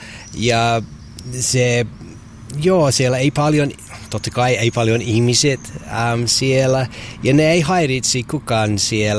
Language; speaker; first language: Finnish; non-native, learner; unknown